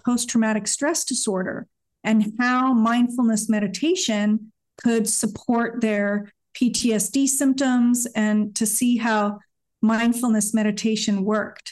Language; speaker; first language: English; native; English